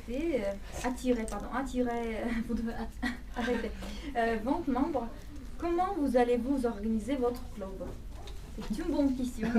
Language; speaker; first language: French; non-native, fluent; Russian